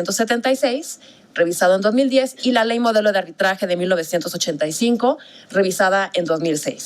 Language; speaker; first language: Spanish; native; Spanish